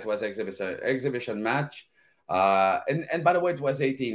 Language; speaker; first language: English; non-native, fluent; French